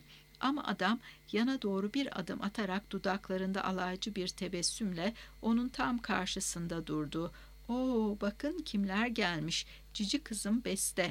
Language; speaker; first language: Turkish; native; Turkish